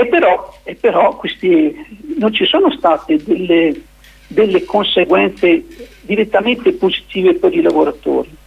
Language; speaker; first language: Italian; native; Italian